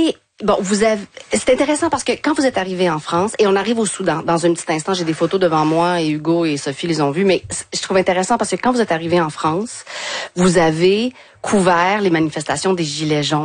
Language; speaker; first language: French; native; French